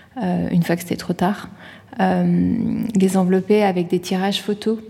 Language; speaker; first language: French; early bilingual, other home language; Persian